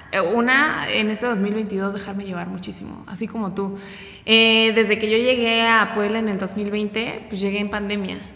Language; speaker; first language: Spanish; native; Spanish